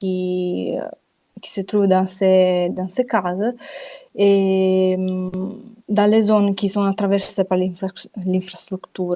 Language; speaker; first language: French; non-native, fluent; Italian